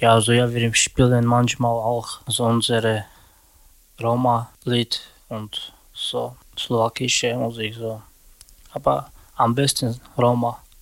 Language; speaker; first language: German; non-native, learner; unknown